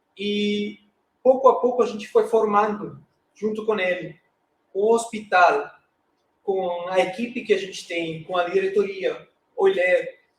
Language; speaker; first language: Portuguese; non-native, fluent; Spanish